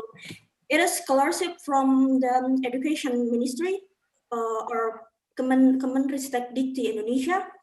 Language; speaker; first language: English; non-native, learner; Indonesian